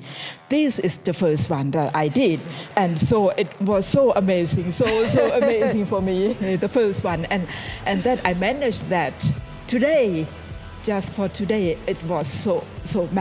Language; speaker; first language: English; non-native, learner; Thai